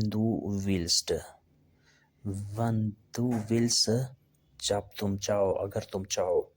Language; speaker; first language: German; non-native, learner; Urdu